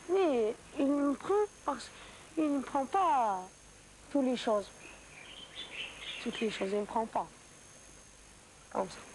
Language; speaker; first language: French; non-native, learner; Arabic